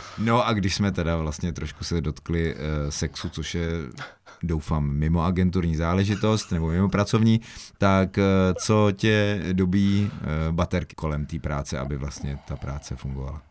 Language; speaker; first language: Czech; native; Czech